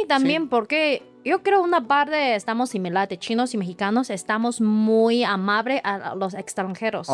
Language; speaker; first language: Spanish; non-native, learner; Chinese